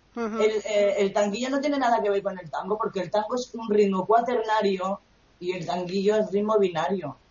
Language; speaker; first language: Spanish; native; Spanish